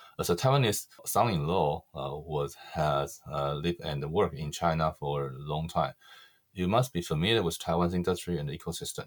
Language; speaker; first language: English; non-native, fluent; Chinese